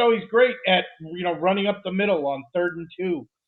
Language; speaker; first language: English; native; English